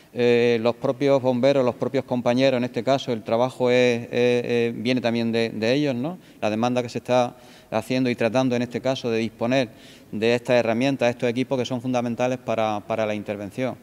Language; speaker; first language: Spanish; native; Spanish